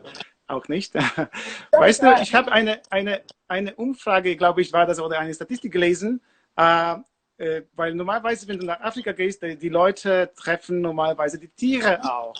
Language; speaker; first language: German; non-native, learner; Polish